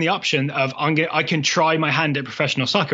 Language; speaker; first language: English; native; English